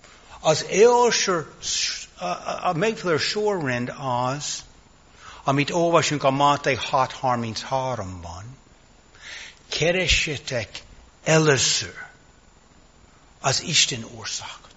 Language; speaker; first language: Hungarian; non-native, fluent; English